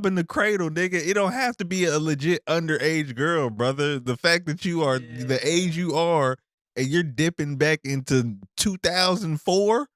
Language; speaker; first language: English; native; English